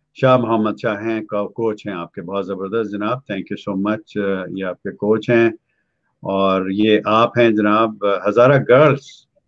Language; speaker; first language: Urdu; native; Urdu